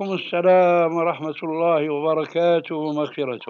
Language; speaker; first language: Arabic; native; Arabic